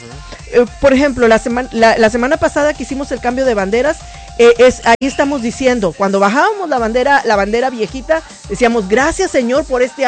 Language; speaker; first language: Spanish; native; Spanish